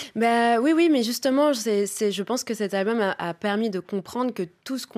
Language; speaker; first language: French; native; French